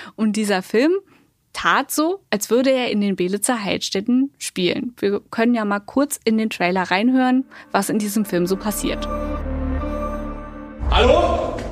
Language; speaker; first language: German; native; German